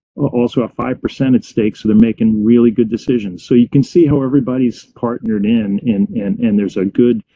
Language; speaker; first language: English; native; English